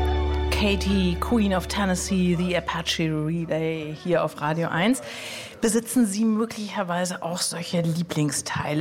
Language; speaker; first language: German; native; German